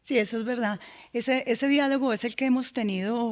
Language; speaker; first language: Spanish; native; Spanish